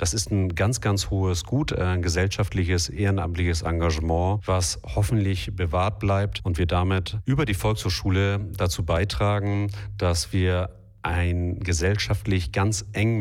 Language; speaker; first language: German; native; German